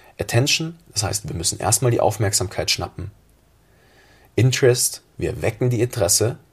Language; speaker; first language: German; native; German